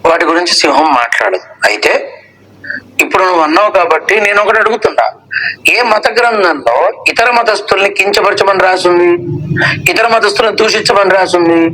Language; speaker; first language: Telugu; native; Telugu